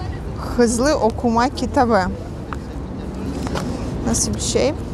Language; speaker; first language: Turkish; non-native, fluent; Russian